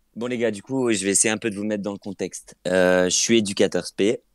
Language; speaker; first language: French; native; French